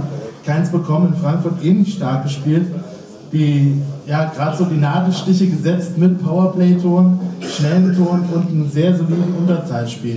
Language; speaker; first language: German; native; German